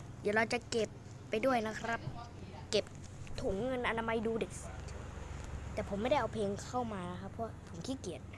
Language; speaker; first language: Thai; native; Thai